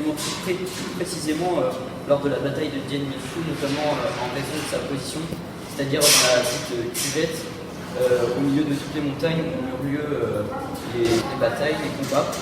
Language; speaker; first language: French; native; French